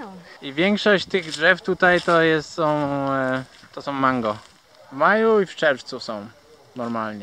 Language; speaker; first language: Polish; early bilingual, heritage; Polish